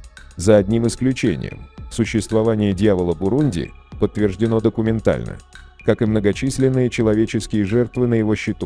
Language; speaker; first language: Russian; native; Russian